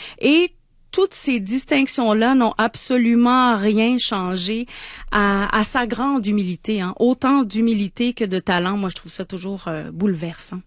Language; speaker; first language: French; native; French